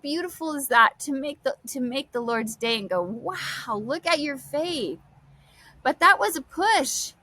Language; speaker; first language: English; native; English